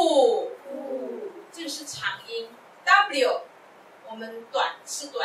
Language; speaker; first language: Chinese; non-native, local second language; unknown